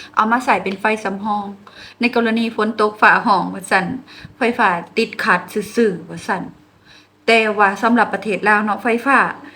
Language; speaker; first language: Thai; native; Thai